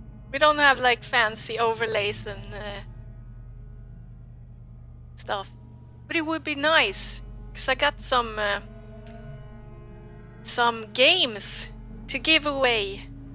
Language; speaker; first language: English; non-native, fluent; Swedish